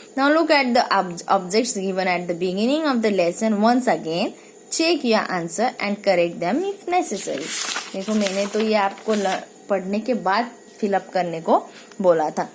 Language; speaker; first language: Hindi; non-native, local second language; Marathi